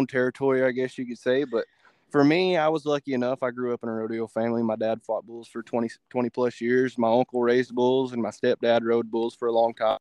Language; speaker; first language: English; native; English